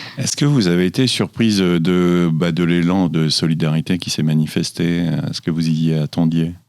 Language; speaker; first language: French; native; French